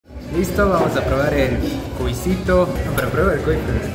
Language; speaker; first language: Spanish; native; Spanish